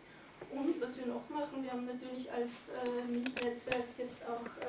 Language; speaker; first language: German; native; German